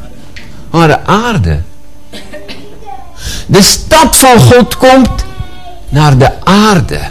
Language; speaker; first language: Dutch; non-native, fluent; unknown